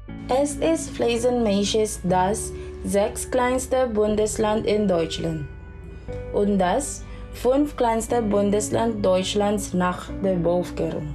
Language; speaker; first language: German; non-native, learner; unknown